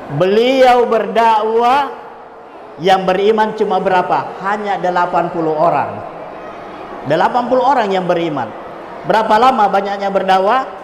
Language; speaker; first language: Indonesian; non-native, local second language; Buginese